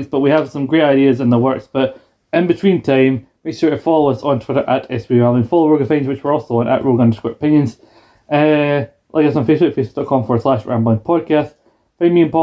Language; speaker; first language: English; native; English